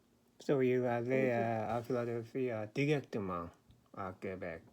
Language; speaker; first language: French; non-native, learner; Korean